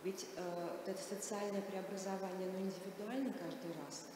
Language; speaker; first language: Russian; native; Russian